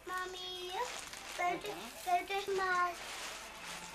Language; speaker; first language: German; native; German